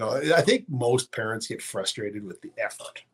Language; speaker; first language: English; native; English